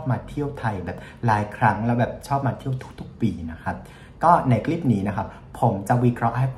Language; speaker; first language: Thai; non-native, fluent; Vietnamese